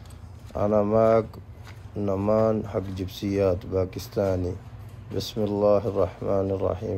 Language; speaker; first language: Arabic; non-native, learner; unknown